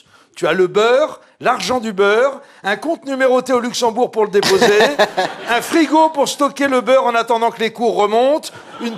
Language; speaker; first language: French; native; French